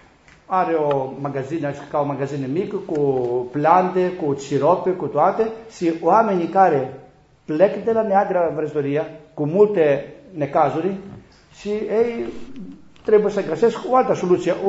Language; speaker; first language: Romanian; non-native, learner; Greek